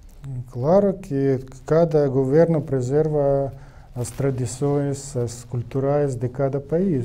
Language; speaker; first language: Portuguese; non-native, learner; Ukrainian